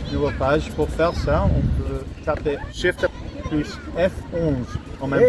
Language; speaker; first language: French; non-native, fluent; English